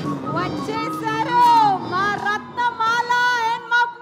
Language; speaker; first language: Telugu; native; Telugu